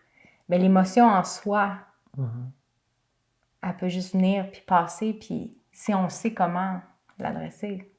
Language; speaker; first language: French; native; French